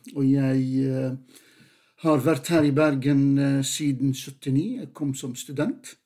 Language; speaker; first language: Norwegian; non-native, fluent; Arabic